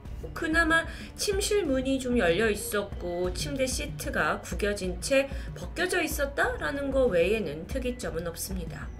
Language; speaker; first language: Korean; native; Korean